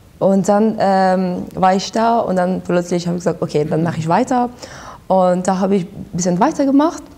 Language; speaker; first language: German; early bilingual, other home language; Persian